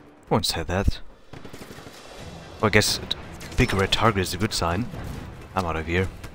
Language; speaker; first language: English; non-native, fluent; German